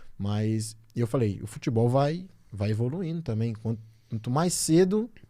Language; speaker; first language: Portuguese; native; Portuguese